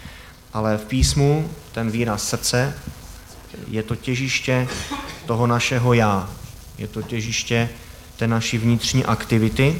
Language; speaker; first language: Czech; native; Czech